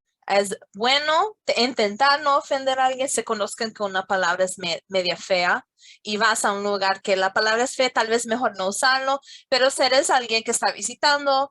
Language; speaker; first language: Spanish; non-native, fluent; English